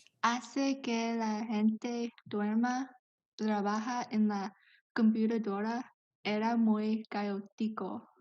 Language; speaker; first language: Spanish; non-native, learner; English